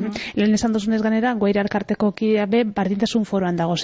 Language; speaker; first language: Basque; native; Basque